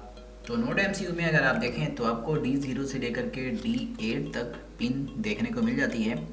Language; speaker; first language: Hindi; native; Hindi